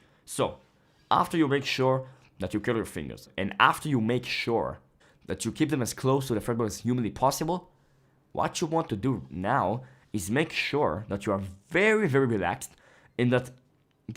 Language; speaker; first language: English; non-native, fluent; Hebrew